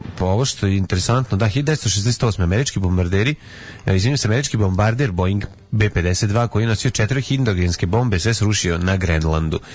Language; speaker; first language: Serbian; native; Serbian